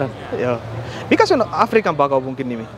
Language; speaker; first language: Finnish; non-native, learner; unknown